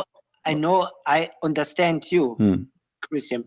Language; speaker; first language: English; non-native, learner; German